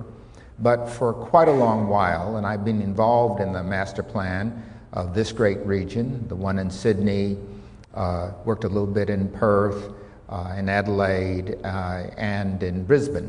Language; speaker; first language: English; native; English